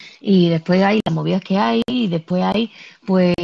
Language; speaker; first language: Spanish; native; Spanish